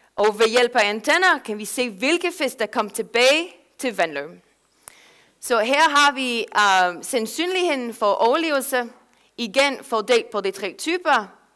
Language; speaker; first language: Danish; non-native, fluent; English